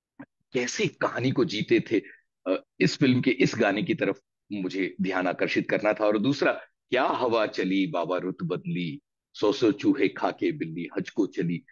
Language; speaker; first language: Hindi; native; Hindi